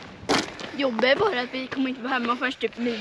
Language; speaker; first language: Swedish; native; Swedish